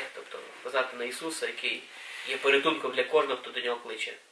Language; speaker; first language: Ukrainian; native; Ukrainian